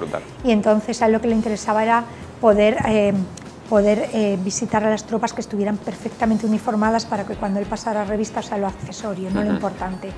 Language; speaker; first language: Spanish; native; Spanish